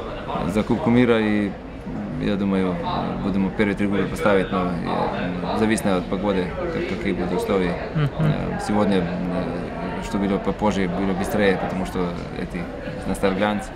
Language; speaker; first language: Russian; non-native, fluent; Slovenian